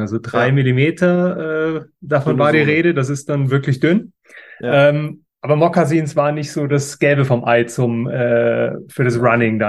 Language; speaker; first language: German; native; German